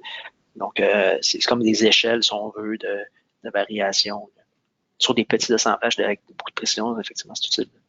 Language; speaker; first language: French; native; French